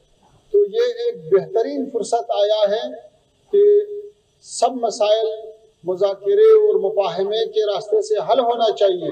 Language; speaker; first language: Hindi; non-native, fluent; Pashto